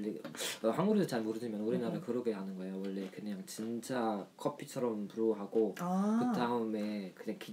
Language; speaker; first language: Korean; non-native, learner; German